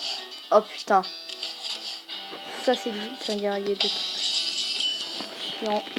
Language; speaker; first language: French; native; French